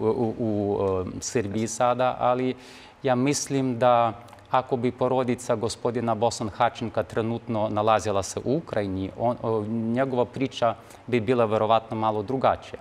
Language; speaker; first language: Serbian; non-native, fluent; Ukrainian